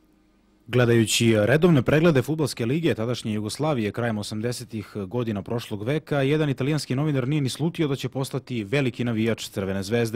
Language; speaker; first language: Serbian; native; Serbian